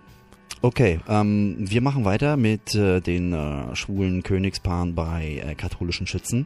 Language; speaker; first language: German; native; German